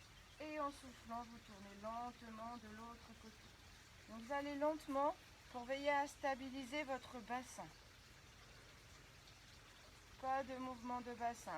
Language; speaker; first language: French; native; French